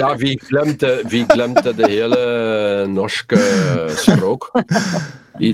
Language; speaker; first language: Norwegian; non-native, learner; Polish